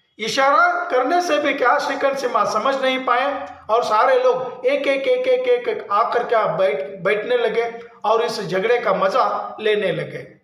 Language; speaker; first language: Hindi; non-native, local second language; Kannada